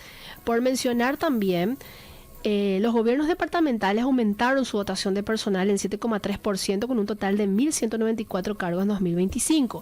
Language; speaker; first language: Spanish; native; Spanish